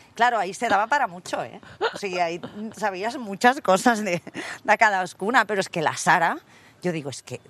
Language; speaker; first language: Spanish; non-native, local second language; Catalan